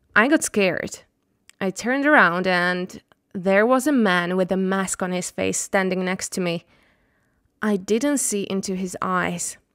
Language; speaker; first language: English; non-native, fluent; Slovak